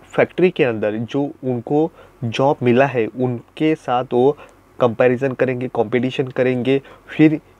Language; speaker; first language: Hindi; non-native, local second language; Marathi